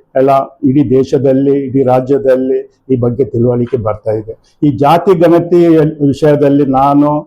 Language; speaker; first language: Kannada; non-native, local second language; Tulu